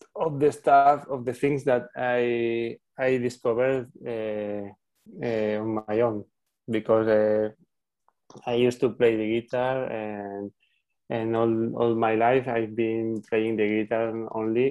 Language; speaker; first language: English; non-native, learner; Spanish